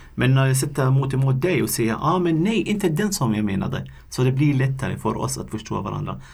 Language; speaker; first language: Swedish; non-native, fluent; Arabic